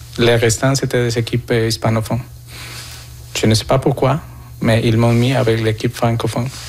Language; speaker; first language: French; non-native, fluent; Spanish